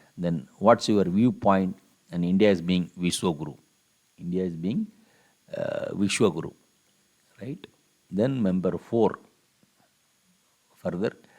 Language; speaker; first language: English; non-native, local second language; Tamil